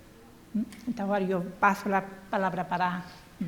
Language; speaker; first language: Portuguese; non-native, fluent; Spanish